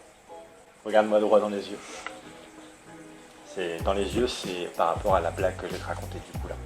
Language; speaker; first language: French; native; French